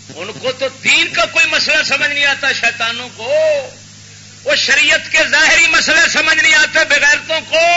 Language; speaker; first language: Urdu; non-native, local second language; Punjabi